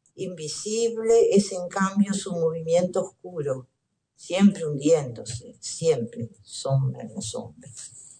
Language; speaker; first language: Spanish; native; Spanish